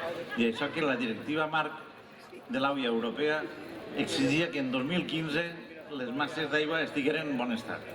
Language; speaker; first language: Catalan; native; Catalan